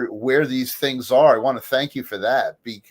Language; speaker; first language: English; native; English